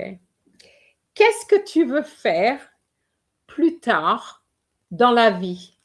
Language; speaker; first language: French; non-native, fluent; English